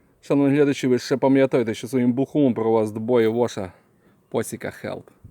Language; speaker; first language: Ukrainian; native; Ukrainian